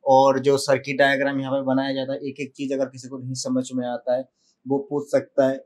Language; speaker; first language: Hindi; non-native, local second language; Bangla